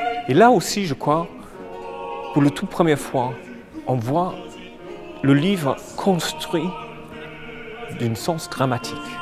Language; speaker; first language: French; non-native, fluent; English